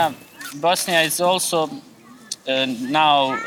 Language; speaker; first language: English; non-native, learner; Croatian